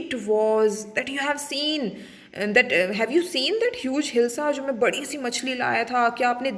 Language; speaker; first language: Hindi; native; Hindi